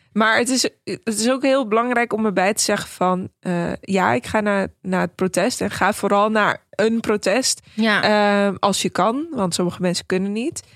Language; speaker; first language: Dutch; early bilingual, other home language; Persian